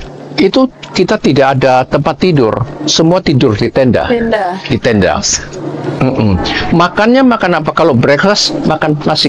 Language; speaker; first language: Indonesian; non-native, learner; Cantonese